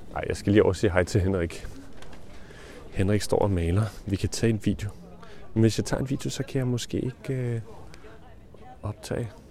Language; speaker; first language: Danish; non-native, learner; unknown